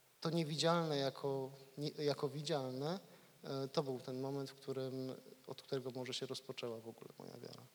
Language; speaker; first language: Polish; native; Polish